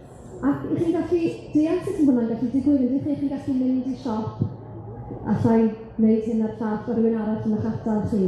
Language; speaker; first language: Welsh; native; Welsh